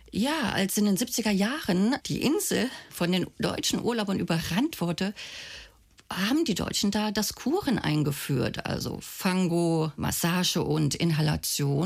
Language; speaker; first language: German; native; German